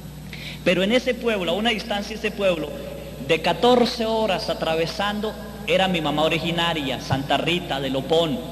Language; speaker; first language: Spanish; native; Spanish